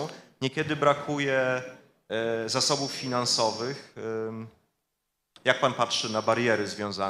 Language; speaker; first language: Polish; native; Polish